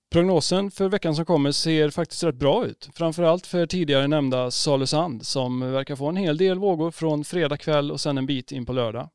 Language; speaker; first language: Swedish; native; Swedish